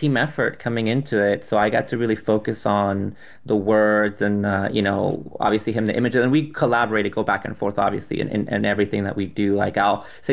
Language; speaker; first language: English; non-native, fluent; Spanish